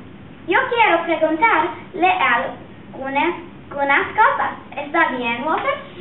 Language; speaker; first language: Spanish; non-native, learner; English